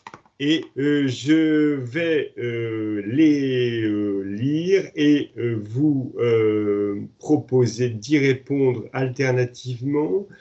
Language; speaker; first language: French; native; French